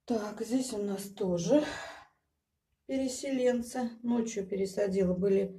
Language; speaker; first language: Russian; native; Russian